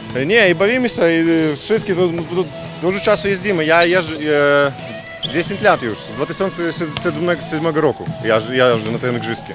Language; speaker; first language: Polish; early bilingual, heritage; Polish